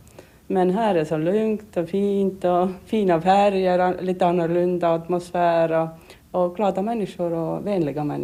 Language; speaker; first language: Swedish; non-native, learner; Estonian